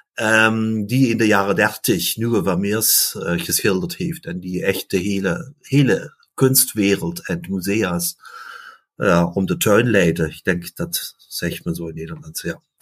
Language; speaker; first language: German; early bilingual, other home language; Dutch